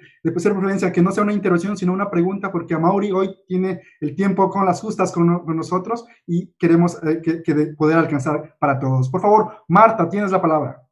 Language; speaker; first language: Spanish; native; Spanish